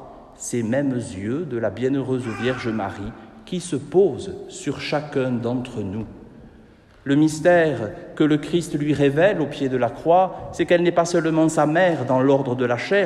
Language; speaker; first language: French; native; French